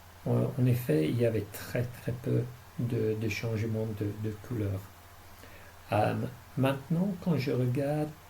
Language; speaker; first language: French; non-native, fluent; English